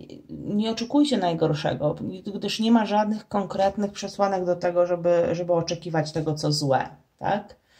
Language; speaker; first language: Polish; native; Polish